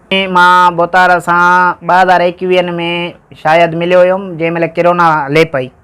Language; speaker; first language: Sindhi; native; Sindhi